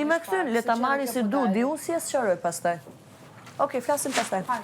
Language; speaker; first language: Albanian; native; Albanian